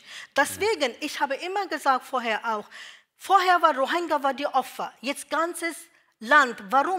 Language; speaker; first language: German; non-native, learner; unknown